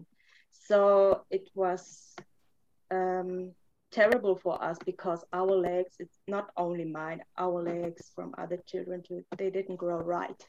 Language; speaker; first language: English; non-native, fluent; German